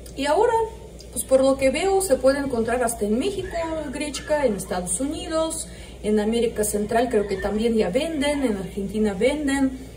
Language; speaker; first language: Spanish; non-native, fluent; Russian